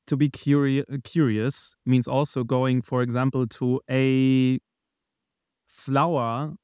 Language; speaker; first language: English; non-native, fluent; German